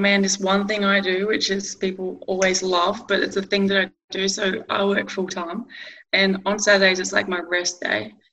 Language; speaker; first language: English; native; English